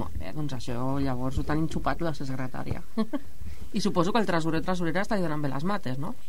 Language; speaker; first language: Catalan; native; Catalan